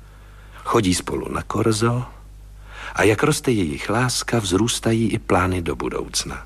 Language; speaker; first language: Czech; native; Czech